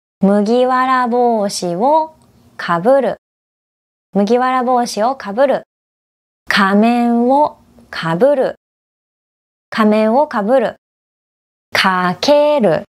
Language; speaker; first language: Japanese; native; Japanese